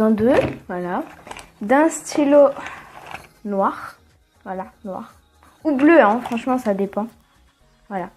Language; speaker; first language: French; native; French